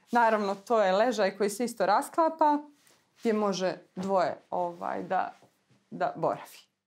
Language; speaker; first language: Serbian; native; Serbian